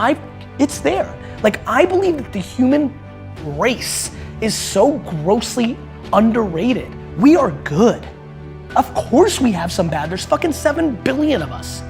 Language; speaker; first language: English; early bilingual, other home language; Russian